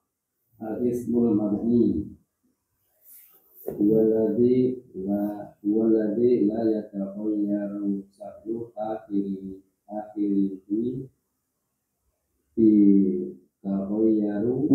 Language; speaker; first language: Arabic; non-native, learner; Indonesian